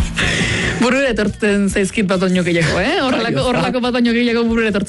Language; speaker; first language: Basque; native; Basque